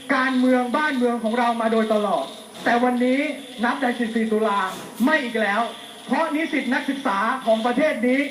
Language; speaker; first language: Thai; native; Thai